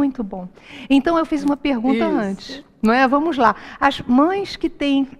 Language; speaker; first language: Portuguese; native; Portuguese